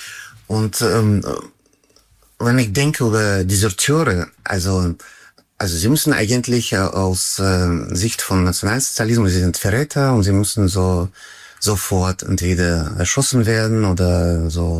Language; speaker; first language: German; non-native, learner; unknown